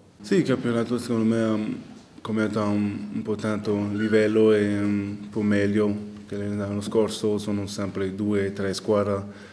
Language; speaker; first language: Italian; non-native, local second language; French